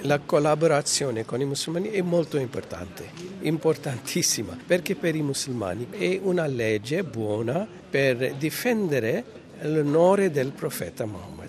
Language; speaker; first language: Italian; non-native, fluent; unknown